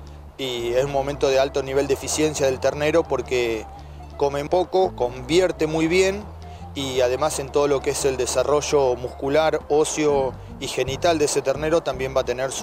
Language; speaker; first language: Spanish; native; Spanish